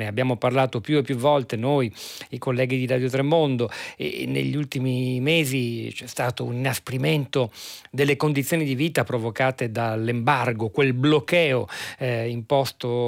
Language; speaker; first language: Italian; native; Italian